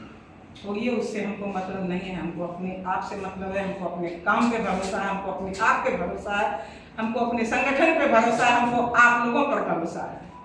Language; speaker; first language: Hindi; native; Hindi